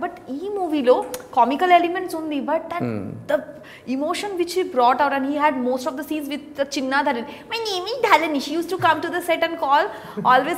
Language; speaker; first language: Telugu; non-native, local second language; Bangla